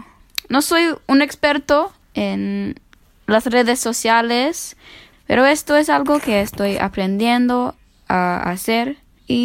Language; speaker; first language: Spanish; non-native, fluent; English